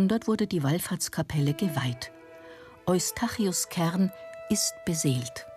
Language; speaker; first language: German; native; German